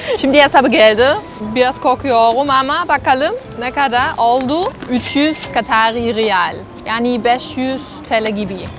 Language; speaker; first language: Turkish; non-native, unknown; German